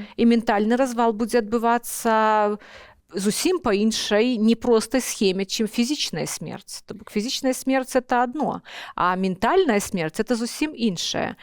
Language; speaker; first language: Belarusian; non-native, local second language; Russian